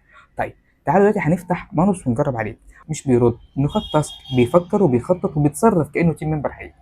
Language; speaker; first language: Arabic; native; Arabic